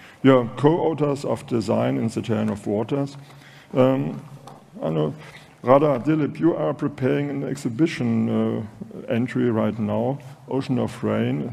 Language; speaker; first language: English; non-native, fluent; German